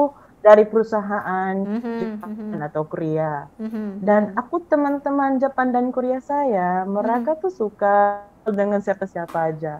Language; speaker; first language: Indonesian; non-native, fluent; Filipino